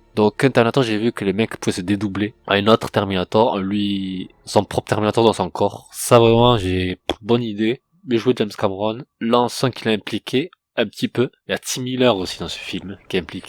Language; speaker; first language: French; native; French